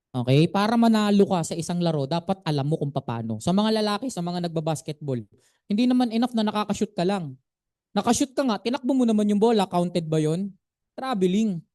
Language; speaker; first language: Filipino; native; Filipino